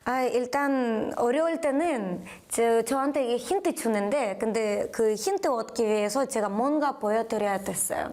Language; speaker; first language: Korean; non-native, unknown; Ukrainian